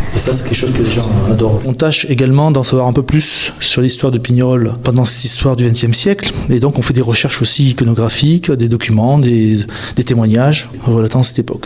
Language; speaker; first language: French; native; French